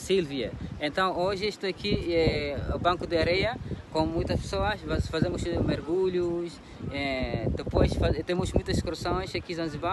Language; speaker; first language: Portuguese; non-native, learner; Swahili